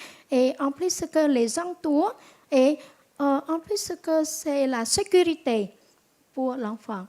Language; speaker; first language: French; non-native, local second language; Khmer